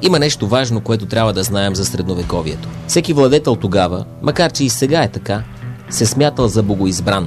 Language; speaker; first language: Bulgarian; native; Bulgarian